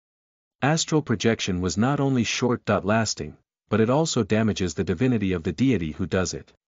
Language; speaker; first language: English; native; English